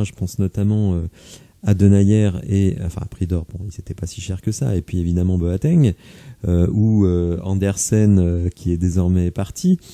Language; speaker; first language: French; native; French